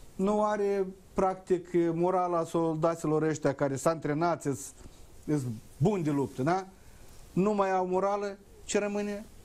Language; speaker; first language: Romanian; native; Romanian